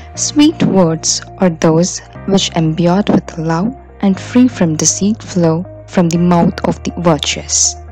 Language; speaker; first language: English; non-native, local second language; Tamil